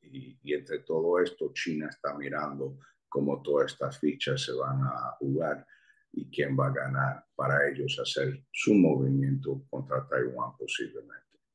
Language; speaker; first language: Spanish; early bilingual, heritage; Spanish